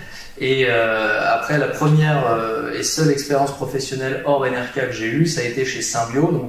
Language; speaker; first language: French; native; French